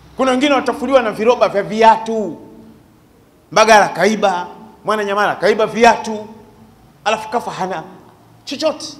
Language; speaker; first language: Swahili; native; Swahili